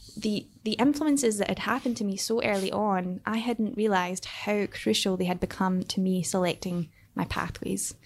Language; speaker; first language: English; native; English